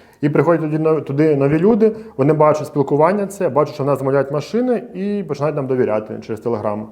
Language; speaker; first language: Ukrainian; native; Ukrainian